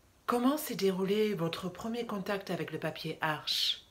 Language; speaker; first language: French; native; French